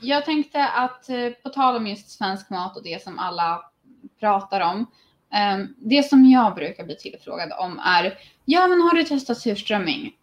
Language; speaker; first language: Swedish; native; Swedish